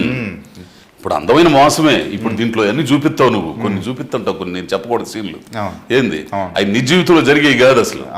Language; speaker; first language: Telugu; native; Telugu